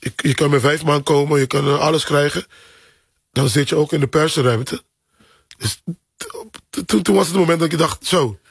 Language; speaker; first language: Dutch; non-native, local second language; Papiamento